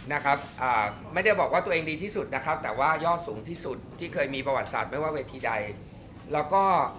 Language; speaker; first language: Thai; native; Thai